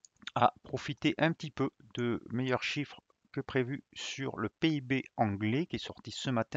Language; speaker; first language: French; native; French